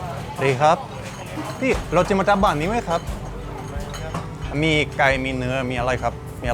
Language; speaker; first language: Thai; non-native, learner; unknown